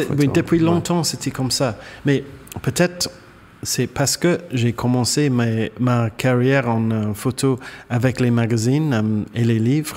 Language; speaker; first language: French; non-native, fluent; English